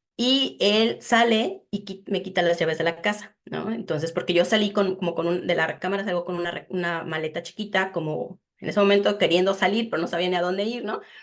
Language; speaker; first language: Spanish; native; Spanish